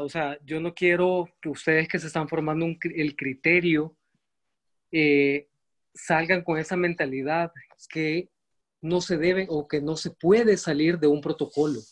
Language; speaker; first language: Spanish; native; Spanish